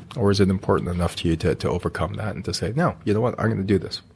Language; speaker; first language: English; native; English